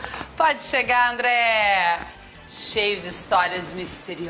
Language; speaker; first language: Portuguese; native; Portuguese